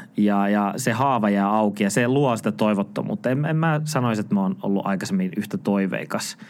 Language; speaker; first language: Finnish; native; Finnish